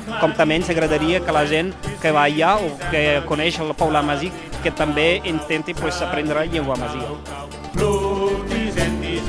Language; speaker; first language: Catalan; non-native, fluent; Berber languages